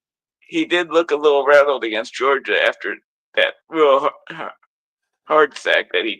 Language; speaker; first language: English; native; English